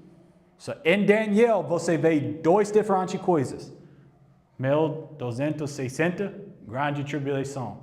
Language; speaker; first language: Portuguese; non-native, learner; English